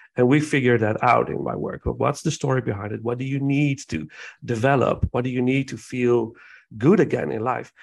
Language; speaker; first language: English; non-native, fluent; Dutch